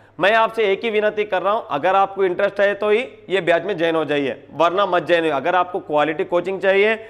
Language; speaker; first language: Hindi; non-native, local second language; Telugu